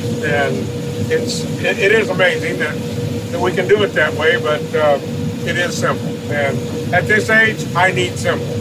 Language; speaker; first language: English; native; English